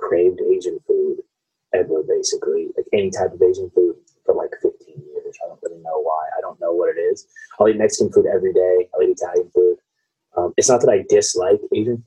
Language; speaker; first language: English; native; English